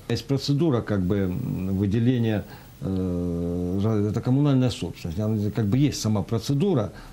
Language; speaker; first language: Russian; native; Russian